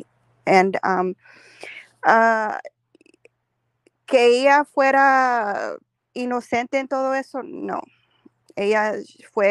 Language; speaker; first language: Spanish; early bilingual, heritage; Spanish